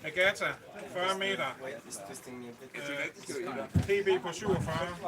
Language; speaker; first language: Danish; native; Danish